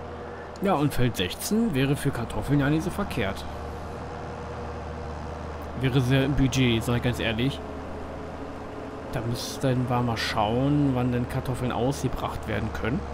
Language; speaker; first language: German; native; German